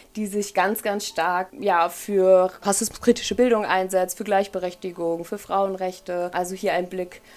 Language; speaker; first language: German; native; German